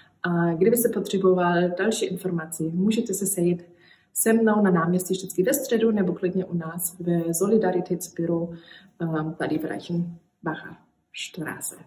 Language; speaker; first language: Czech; early bilingual, heritage; Czech